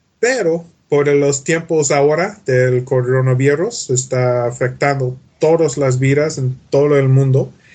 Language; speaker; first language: Spanish; non-native, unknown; English